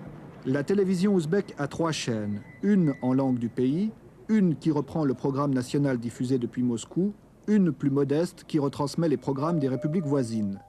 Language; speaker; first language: French; native; French